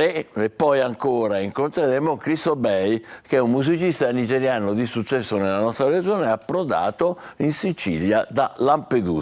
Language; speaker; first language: Italian; native; Italian